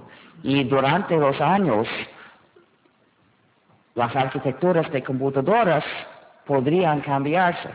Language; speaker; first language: Spanish; non-native, fluent; English